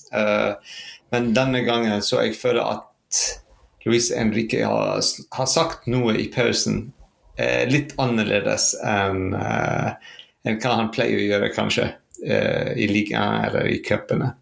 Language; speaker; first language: Norwegian; non-native, fluent; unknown